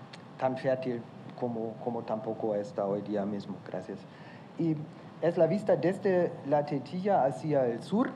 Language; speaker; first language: Spanish; non-native, fluent; German